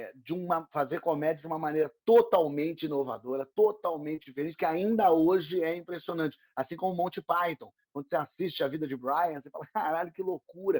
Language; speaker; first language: Portuguese; native; Portuguese